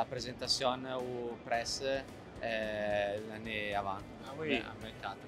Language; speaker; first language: French; non-native, learner; Italian